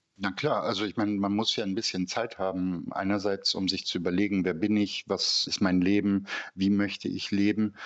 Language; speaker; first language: German; early bilingual, other home language; Turkish